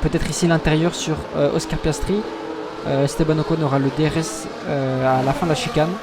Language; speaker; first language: French; native; French